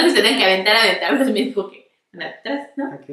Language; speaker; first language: Spanish; native; Spanish